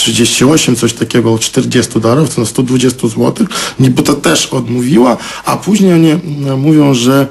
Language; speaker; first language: Polish; non-native, fluent; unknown